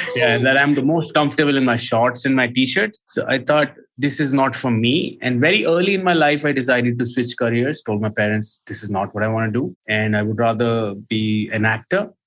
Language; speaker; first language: English; non-native, local second language; Hindi